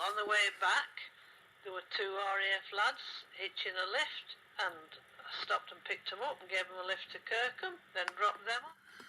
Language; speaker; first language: English; native; English